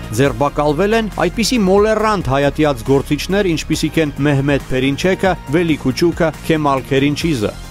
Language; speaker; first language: Armenian; native; Armenian